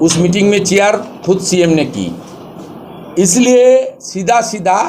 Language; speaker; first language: Hindi; non-native, local second language; Bangla